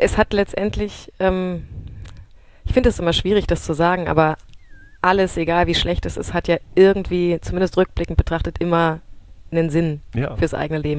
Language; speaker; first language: German; native; German